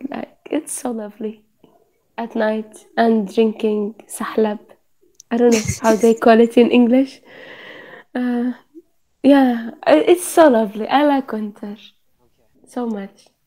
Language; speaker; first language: English; non-native, fluent; Arabic